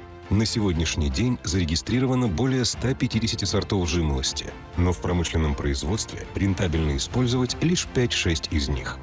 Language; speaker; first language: Russian; native; Russian